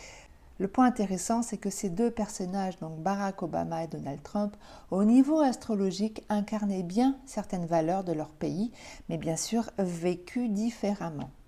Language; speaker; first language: French; native; French